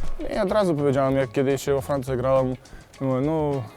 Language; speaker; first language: Polish; non-native, fluent; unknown